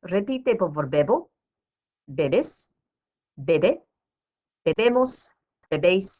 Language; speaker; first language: Spanish; non-native, fluent; English